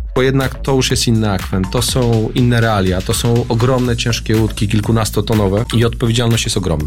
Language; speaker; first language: Polish; native; Polish